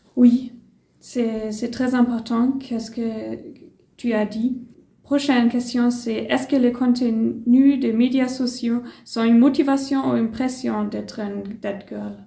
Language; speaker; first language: French; non-native, learner; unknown